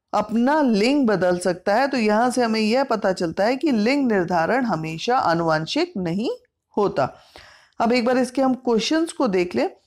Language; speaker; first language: Hindi; native; Hindi